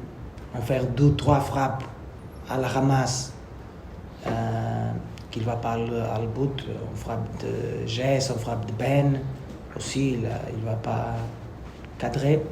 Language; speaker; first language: French; non-native, learner; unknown